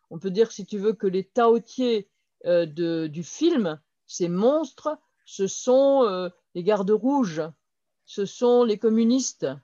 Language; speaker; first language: French; non-native, fluent; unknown